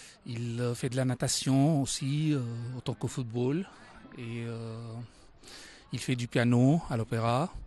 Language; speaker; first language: French; non-native, fluent; Arabic